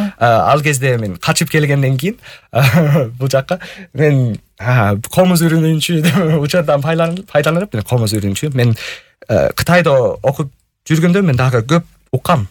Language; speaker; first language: Kyrgyz; non-native, fluent; English